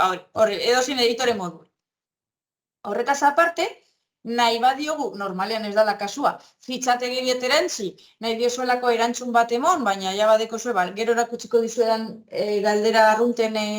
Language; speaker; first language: Basque; native; Basque